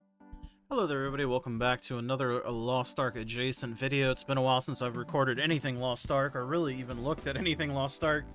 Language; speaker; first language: English; native; English